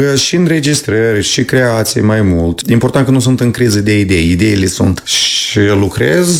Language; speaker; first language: Romanian; native; Romanian